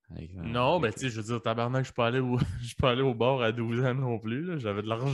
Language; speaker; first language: French; early bilingual, other home language; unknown